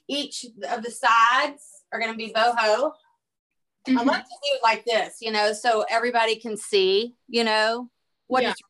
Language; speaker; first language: English; native; English